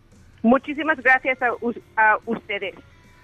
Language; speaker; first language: Spanish; early bilingual, heritage; English